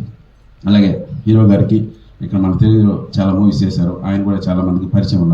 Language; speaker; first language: Telugu; native; Telugu